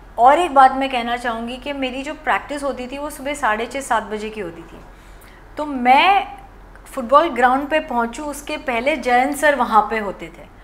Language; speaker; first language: Hindi; non-native, local second language; Gujarati